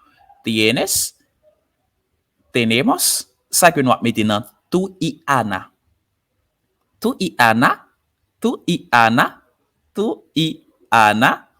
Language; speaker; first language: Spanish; non-native, fluent; Haitian Creole